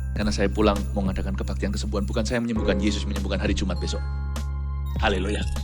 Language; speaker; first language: Indonesian; native; Indonesian